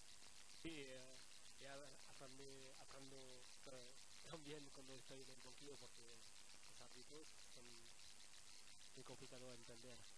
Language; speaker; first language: Spanish; non-native, fluent; French